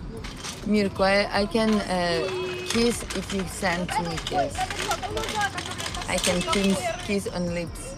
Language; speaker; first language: English; non-native, learner; Russian